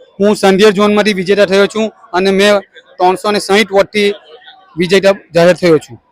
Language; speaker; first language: Gujarati; native; Gujarati